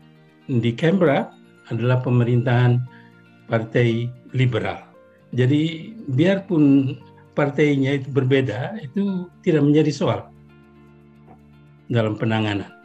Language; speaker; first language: Indonesian; non-native, local second language; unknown